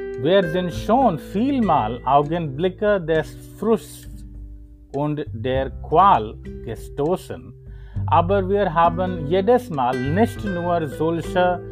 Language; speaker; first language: German; non-native, learner; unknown